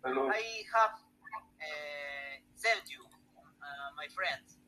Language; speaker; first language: English; non-native, learner; Spanish